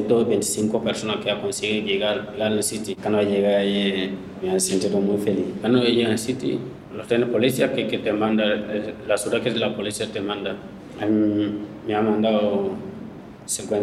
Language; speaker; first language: Spanish; non-native, learner; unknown